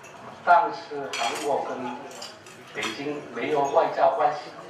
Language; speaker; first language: Chinese; non-native, fluent; Korean